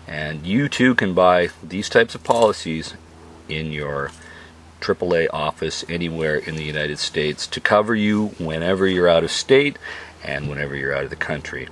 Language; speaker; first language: English; native; English